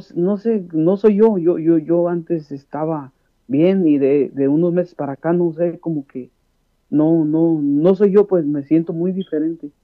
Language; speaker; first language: Spanish; native; Spanish